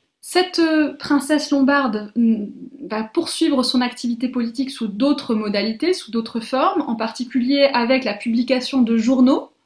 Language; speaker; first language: French; native; French